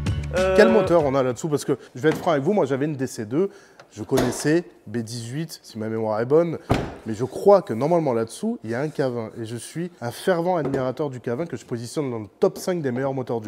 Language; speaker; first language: French; native; French